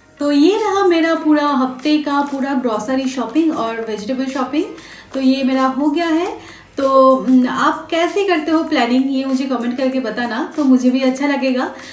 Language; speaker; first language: Hindi; non-native, local second language; Bangla